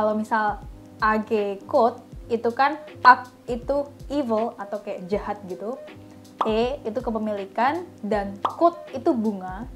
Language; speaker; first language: Indonesian; native; Indonesian